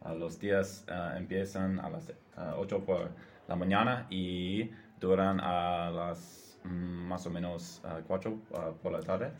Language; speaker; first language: Spanish; non-native, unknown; English